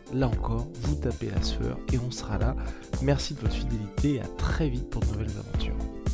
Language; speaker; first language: French; native; French